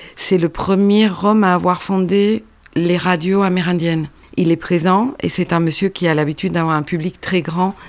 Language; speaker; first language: French; non-native, fluent; Spanish